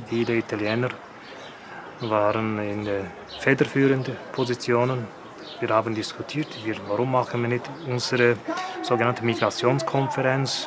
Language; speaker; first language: German; non-native, fluent; Italian